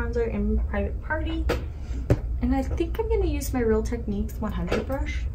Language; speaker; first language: English; native; English